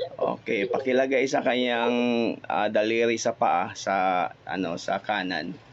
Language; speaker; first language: Filipino; non-native, local second language; Cebuano